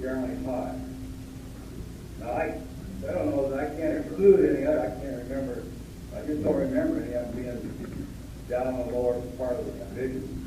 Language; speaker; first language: English; native; English